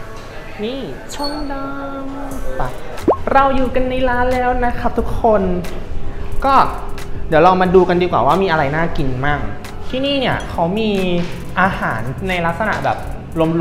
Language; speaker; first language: Thai; native; Thai